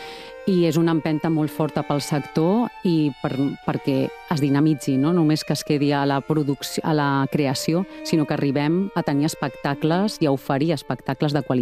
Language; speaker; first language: Catalan; native; Catalan